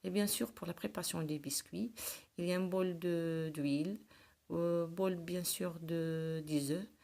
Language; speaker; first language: French; non-native, local second language; Arabic